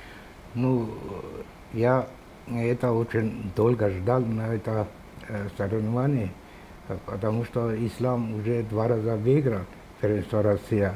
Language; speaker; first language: Russian; non-native, local second language; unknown